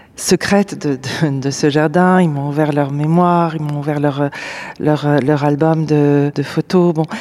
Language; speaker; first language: French; native; French